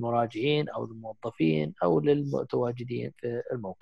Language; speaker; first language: Arabic; native; Arabic